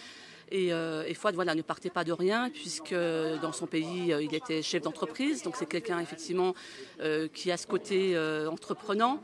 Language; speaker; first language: French; native; French